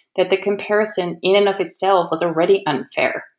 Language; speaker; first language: English; non-native, fluent; Dutch